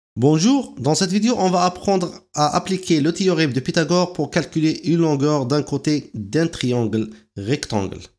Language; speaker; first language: French; non-native, local second language; Arabic